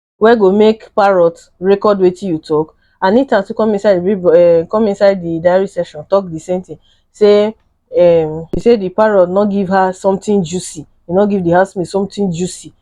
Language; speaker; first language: Nigerian Pidgin; native; Nigerian Pidgin